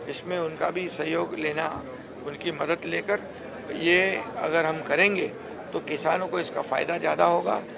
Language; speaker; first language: Hindi; non-native, local second language; Marathi